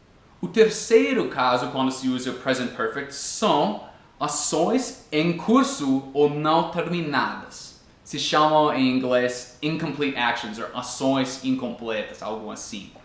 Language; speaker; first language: Portuguese; non-native, fluent; English